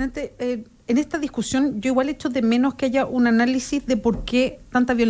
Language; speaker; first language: Spanish; native; Spanish